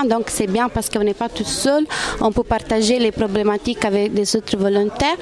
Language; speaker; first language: French; non-native, fluent; Italian